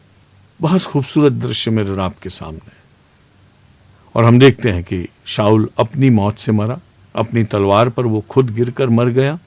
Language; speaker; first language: Hindi; native; Hindi